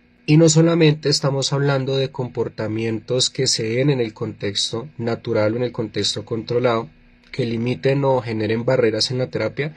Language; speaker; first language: Spanish; native; Spanish